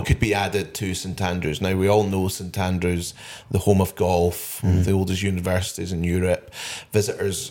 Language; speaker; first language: English; native; English